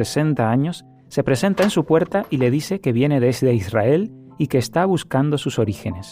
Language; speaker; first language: Spanish; native; Spanish